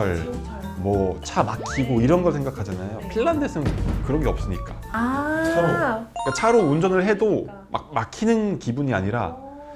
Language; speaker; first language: Korean; non-native, fluent; Finnish